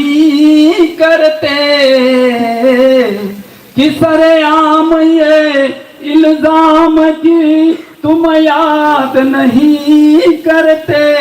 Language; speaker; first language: Hindi; non-native, local second language; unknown